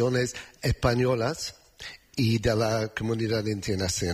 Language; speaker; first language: Spanish; non-native, learner; English